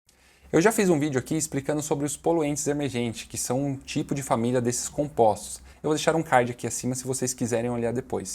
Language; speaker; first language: Portuguese; native; Portuguese